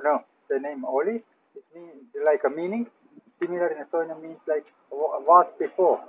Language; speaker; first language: English; non-native, learner; Estonian